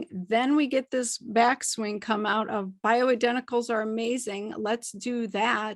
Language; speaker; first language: English; native; English